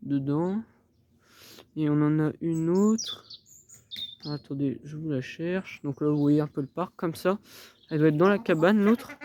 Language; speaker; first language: French; native; French